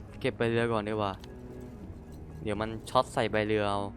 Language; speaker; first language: Thai; native; Thai